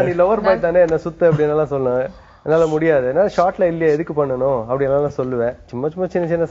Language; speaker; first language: Tamil; native; Tamil